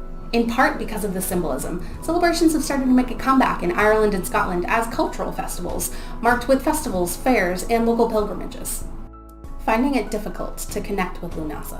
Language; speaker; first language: English; native; English